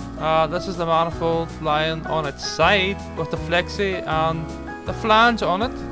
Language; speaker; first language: English; native; English